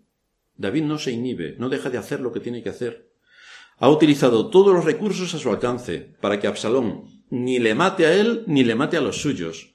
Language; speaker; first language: Spanish; native; Spanish